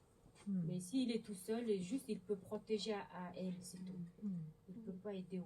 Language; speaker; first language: French; non-native, learner; Mongolian